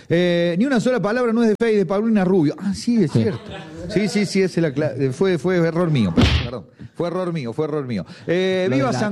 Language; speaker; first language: Spanish; native; Spanish